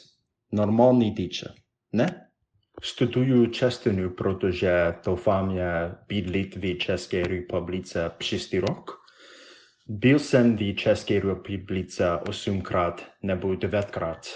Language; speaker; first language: Czech; non-native, learner; English